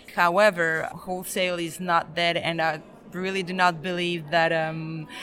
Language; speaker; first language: English; early bilingual, other home language; Serbian